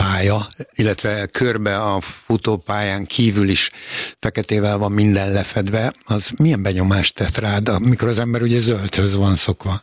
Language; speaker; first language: Hungarian; native; Hungarian